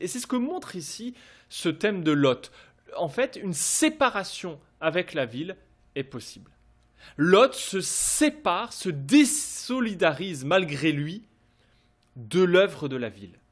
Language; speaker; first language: French; native; French